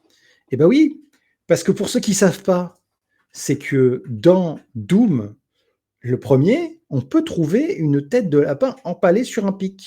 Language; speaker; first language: French; native; French